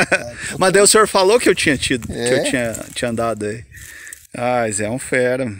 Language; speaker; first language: Portuguese; native; Portuguese